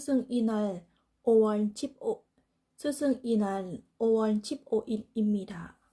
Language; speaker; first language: Korean; non-native, learner; Thai